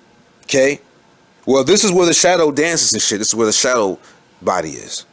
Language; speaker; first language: English; native; English